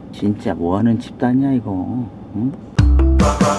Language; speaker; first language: Korean; native; Korean